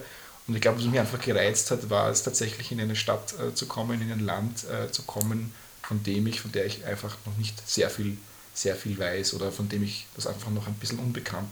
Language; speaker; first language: German; native; German